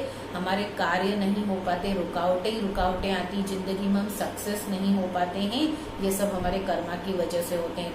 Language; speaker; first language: Hindi; native; Hindi